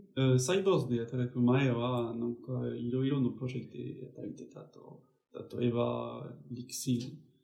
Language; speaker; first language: Japanese; non-native, learner; French